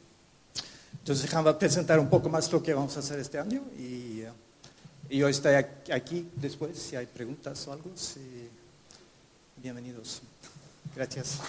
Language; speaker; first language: Spanish; non-native, fluent; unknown